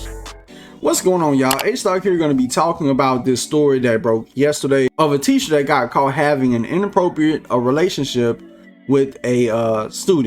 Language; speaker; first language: English; native; English